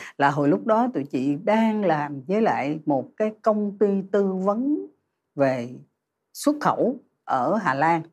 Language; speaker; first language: Vietnamese; native; Vietnamese